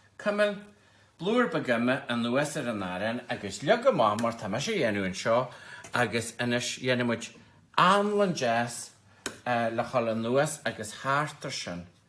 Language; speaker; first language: Irish; native; Irish